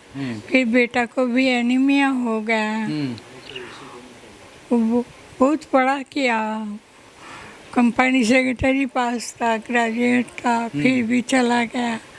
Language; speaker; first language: Hindi; non-native, local second language; Bangla